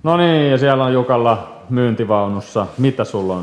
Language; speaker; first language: Finnish; native; Finnish